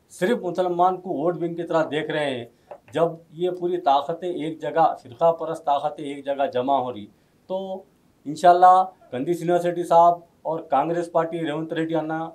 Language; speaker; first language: Hindi; non-native, local second language; Urdu